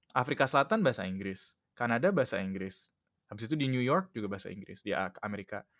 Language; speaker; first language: Indonesian; early bilingual, other home language; English